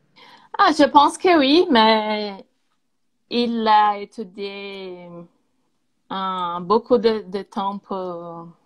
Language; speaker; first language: French; non-native, learner; Portuguese